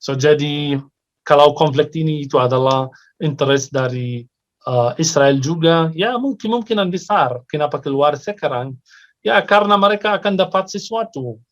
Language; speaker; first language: Indonesian; non-native, fluent; Arabic